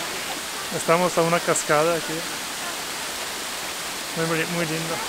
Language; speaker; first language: Italian; non-native, learner; Spanish